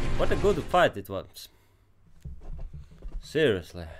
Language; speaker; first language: English; non-native, fluent; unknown